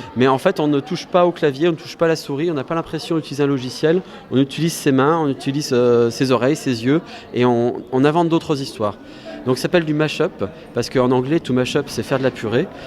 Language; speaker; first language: French; native; French